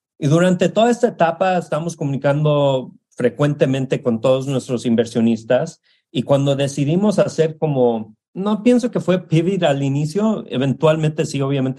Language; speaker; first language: Spanish; early bilingual, heritage; Spanish